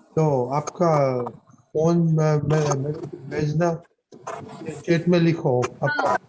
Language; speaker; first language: Hindi; non-native, local second language; Gujarati